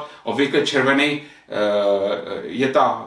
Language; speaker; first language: Czech; native; Czech